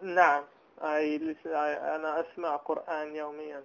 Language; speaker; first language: Arabic; non-native, learner; English